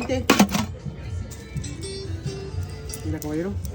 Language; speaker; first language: Spanish; native; Spanish